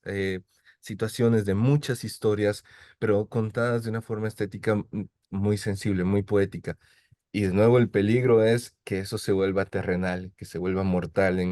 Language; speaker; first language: Spanish; native; Spanish